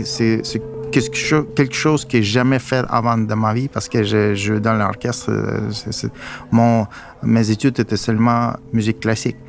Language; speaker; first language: French; non-native, fluent; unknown